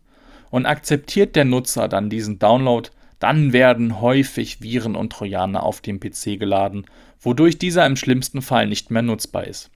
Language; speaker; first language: German; native; German